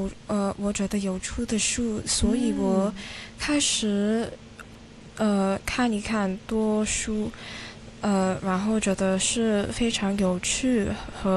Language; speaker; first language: Chinese; non-native, local second language; Cantonese